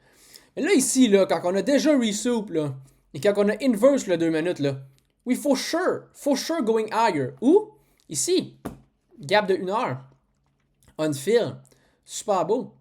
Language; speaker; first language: French; native; French